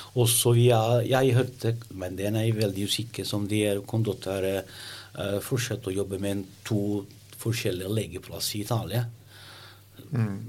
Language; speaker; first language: Norwegian; non-native, learner; Italian